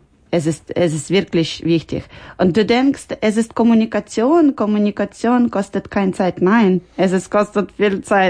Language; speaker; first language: German; non-native, learner; Ukrainian